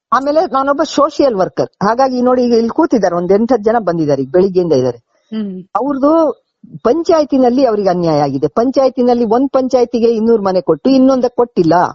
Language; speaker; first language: Kannada; non-native, local second language; Lambadi